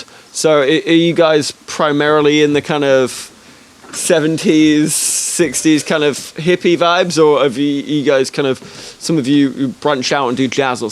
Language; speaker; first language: English; native; English